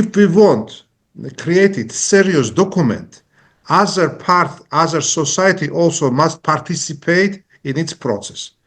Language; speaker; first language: English; non-native, learner; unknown